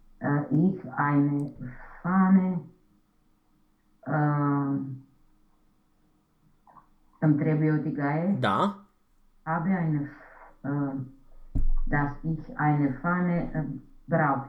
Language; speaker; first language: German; non-native, learner; Romanian